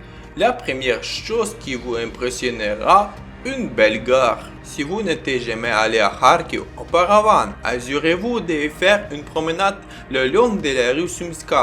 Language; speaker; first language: French; non-native, learner; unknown